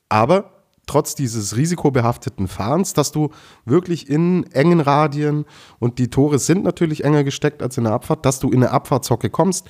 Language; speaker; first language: German; native; German